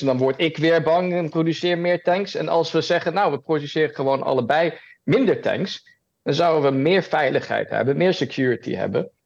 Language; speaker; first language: Dutch; early bilingual, heritage; German